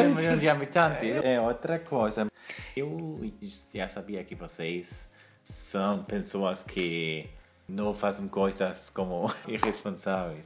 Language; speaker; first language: Portuguese; non-native, fluent; German